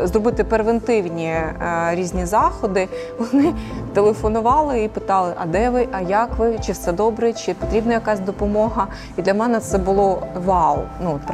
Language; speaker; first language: Ukrainian; native; Ukrainian